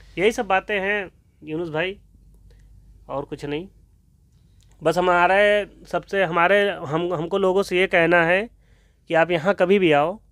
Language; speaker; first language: Hindi; native; Hindi